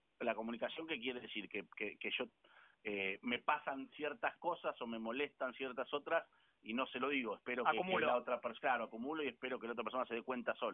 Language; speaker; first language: Spanish; native; Spanish